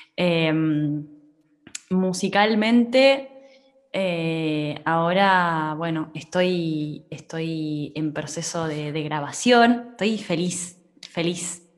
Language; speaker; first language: Spanish; native; Spanish